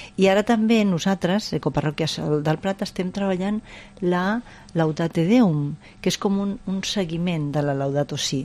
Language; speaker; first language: Catalan; non-native, local second language; Spanish